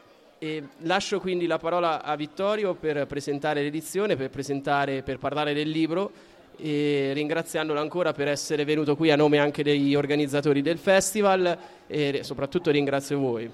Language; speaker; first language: Italian; native; Italian